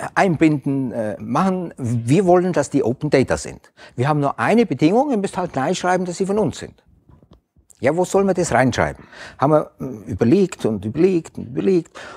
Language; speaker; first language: German; native; German